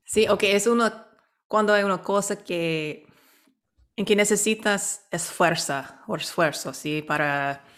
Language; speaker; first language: Spanish; non-native, fluent; English